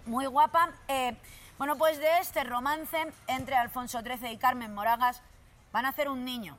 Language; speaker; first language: Spanish; native; Spanish